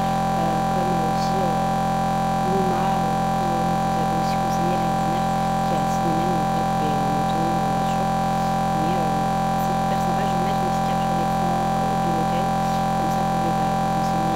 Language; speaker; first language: French; native; French